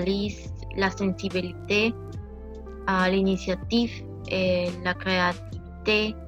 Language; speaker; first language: French; non-native, learner; Spanish